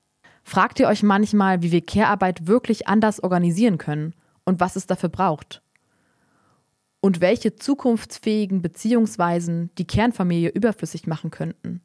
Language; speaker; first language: German; native; German